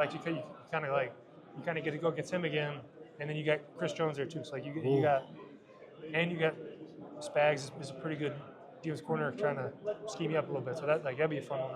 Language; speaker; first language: English; native; English